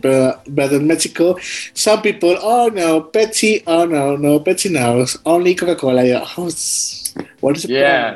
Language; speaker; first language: English; non-native, learner; Spanish